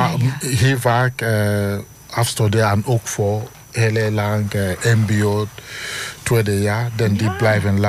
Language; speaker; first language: Dutch; non-native, learner; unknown